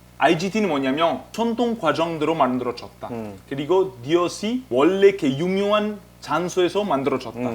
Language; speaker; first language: Korean; non-native, fluent; Italian